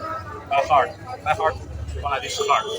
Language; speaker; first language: English; non-native, learner; Chinese